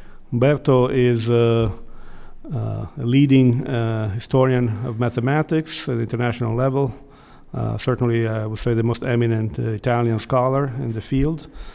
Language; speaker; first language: English; non-native, fluent; Italian